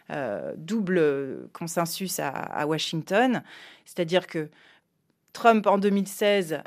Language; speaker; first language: French; native; French